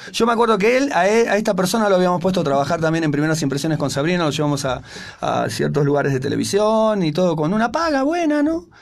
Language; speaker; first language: Spanish; native; Spanish